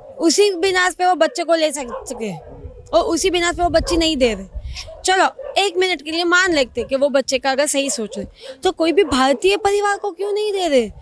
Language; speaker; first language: Hindi; non-native, local second language; Gujarati